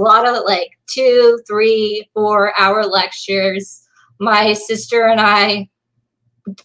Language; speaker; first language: English; native; English